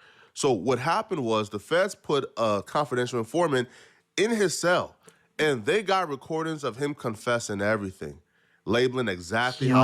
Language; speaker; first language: English; native; English